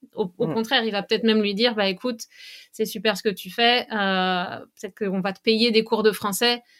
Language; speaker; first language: French; native; French